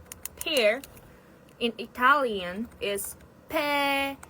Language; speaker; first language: English; non-native, learner; Korean